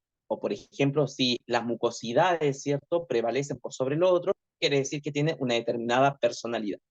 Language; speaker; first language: Spanish; native; Spanish